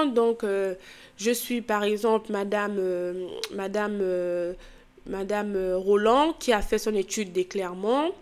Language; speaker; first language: French; native; French